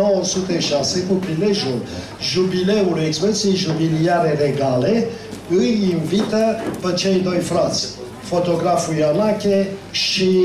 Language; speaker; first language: Romanian; native; Romanian